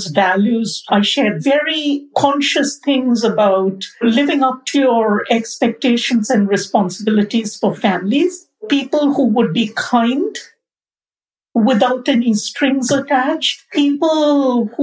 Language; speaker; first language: English; non-native, local second language; Bangla